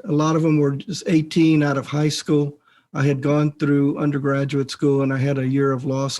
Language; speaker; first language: English; native; English